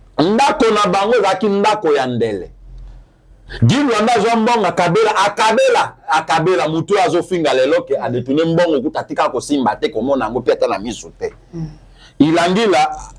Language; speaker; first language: Lingala; native; Lingala